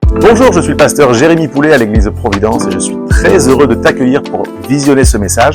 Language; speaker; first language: French; native; French